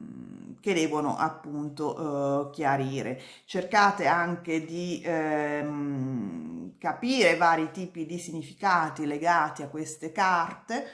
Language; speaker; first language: Italian; native; Italian